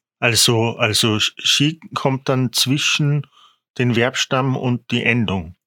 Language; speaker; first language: German; native; German